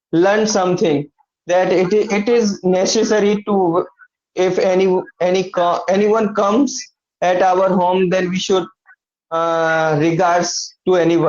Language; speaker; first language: English; non-native, learner; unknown